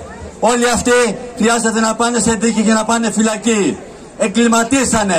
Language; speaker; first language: Greek; native; Greek